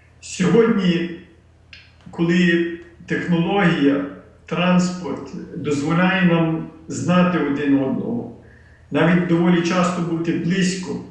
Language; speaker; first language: Ukrainian; early bilingual, heritage; Ukrainian